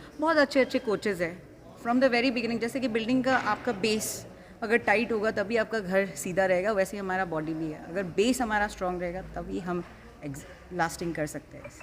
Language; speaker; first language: Hindi; non-native, local second language; Assamese